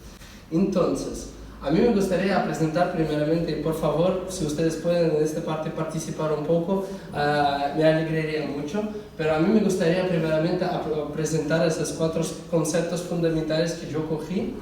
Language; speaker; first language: Spanish; non-native, fluent; Russian